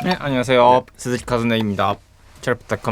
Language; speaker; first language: Korean; non-native, fluent; Japanese